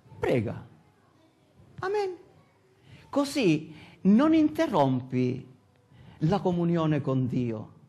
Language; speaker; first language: Italian; native; Italian